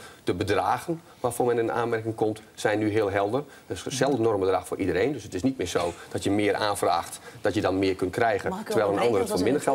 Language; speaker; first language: Dutch; native; Dutch